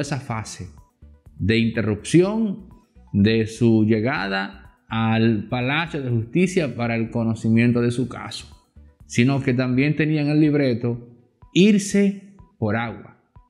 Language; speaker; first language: Spanish; native; Spanish